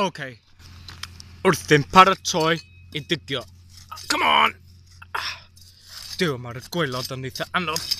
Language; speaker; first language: Welsh; non-native, learner; English